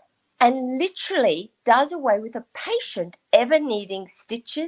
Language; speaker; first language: English; native; English